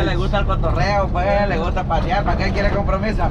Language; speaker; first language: Spanish; native; Spanish